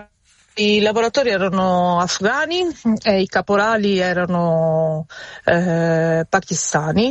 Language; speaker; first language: Italian; native; Italian